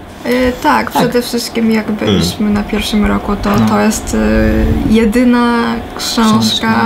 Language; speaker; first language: Polish; non-native, fluent; Japanese